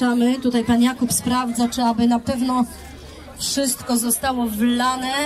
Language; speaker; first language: Polish; native; Polish